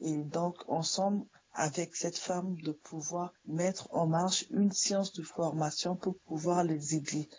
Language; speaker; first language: French; non-native, local second language; Sango